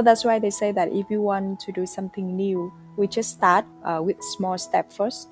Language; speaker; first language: English; non-native, fluent; Vietnamese